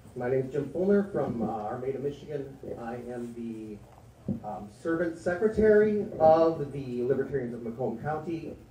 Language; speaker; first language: English; native; English